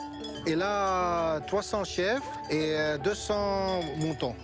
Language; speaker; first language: French; non-native, fluent; Greek